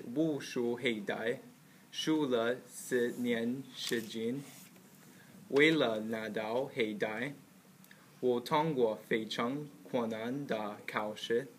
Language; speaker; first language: Chinese; non-native, learner; English